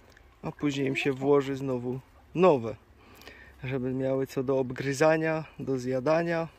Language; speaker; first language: Polish; native; Polish